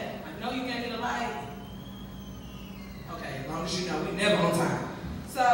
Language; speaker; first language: English; native; English